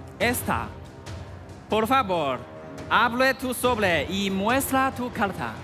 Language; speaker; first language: Spanish; non-native, learner; Chinese